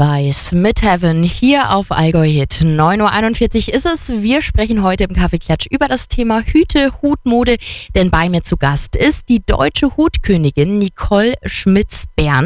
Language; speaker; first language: German; native; German